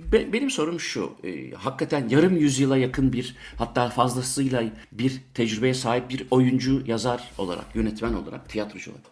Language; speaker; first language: Turkish; native; Turkish